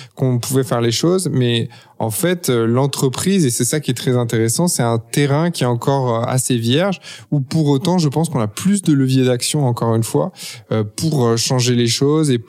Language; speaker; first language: French; native; French